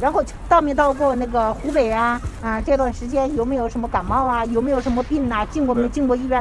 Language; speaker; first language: Chinese; native; Chinese